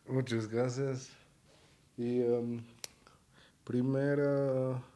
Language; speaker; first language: Spanish; non-native, learner; German